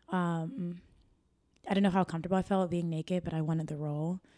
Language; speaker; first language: English; native; English